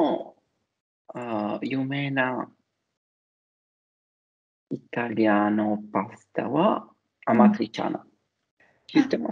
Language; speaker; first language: Japanese; non-native, learner; Italian